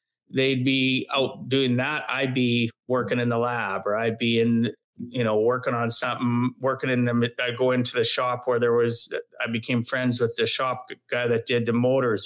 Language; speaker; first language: English; native; English